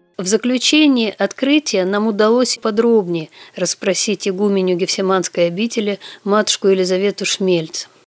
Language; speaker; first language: Russian; native; Russian